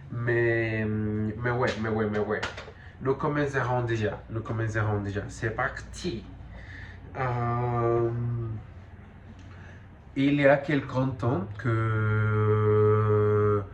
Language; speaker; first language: French; non-native, learner; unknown